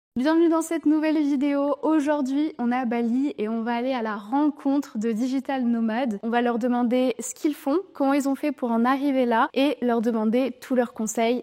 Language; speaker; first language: French; native; French